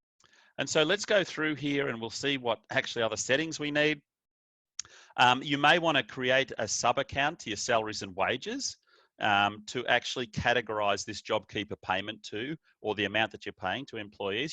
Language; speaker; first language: English; native; English